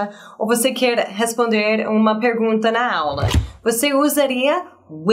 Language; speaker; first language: Portuguese; non-native, fluent; English